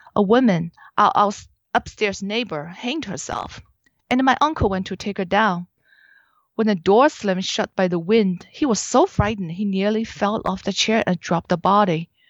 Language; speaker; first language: English; non-native, fluent; Chinese